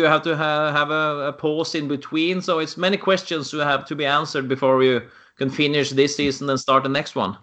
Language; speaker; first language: English; non-native, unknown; Norwegian